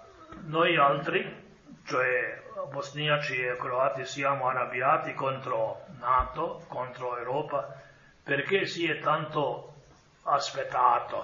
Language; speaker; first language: Italian; non-native, fluent; Croatian